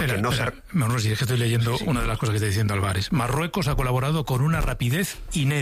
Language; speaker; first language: Spanish; native; Spanish